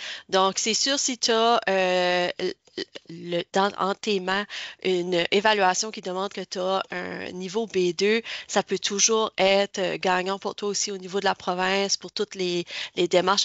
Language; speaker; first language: French; native; French